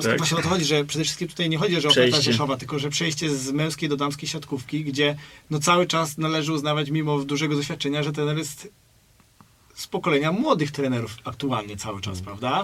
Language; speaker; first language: Polish; native; Polish